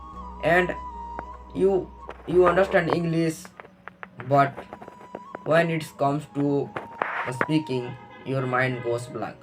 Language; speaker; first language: English; non-native, local second language; Odia